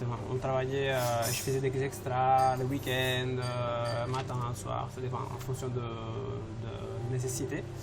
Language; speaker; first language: French; non-native, fluent; Italian